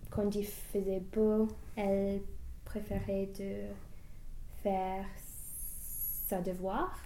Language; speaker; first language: French; non-native, learner; English